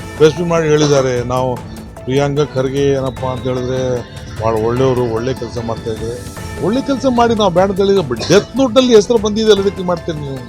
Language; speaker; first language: Kannada; non-native, local second language; Lambadi